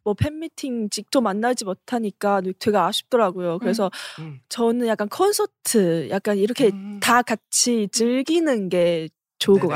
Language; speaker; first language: Korean; non-native, fluent; Chinese